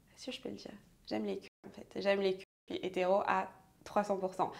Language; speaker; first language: French; native; French